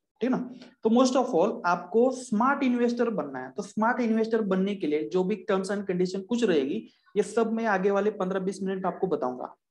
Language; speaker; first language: Hindi; non-native, local second language; Marathi